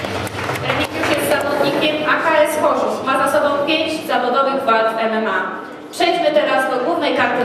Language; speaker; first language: Polish; native; Polish